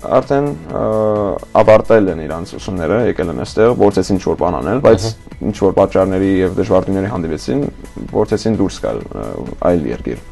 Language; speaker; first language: Armenian; early bilingual, heritage; Armenian